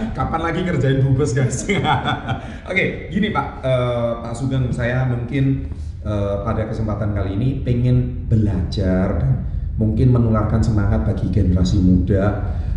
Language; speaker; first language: Indonesian; native; Indonesian